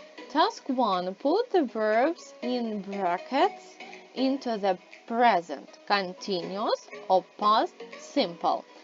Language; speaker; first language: English; non-native, fluent; Ukrainian